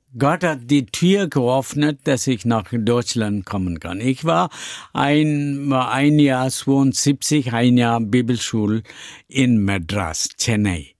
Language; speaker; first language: German; non-native, learner; Tamil